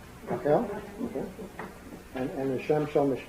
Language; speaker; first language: English; native; English